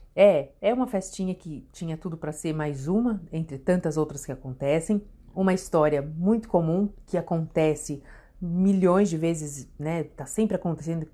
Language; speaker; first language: Portuguese; native; Portuguese